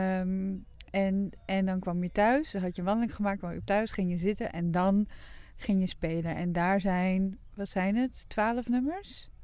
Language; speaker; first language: Dutch; non-native, local second language; Western Frisian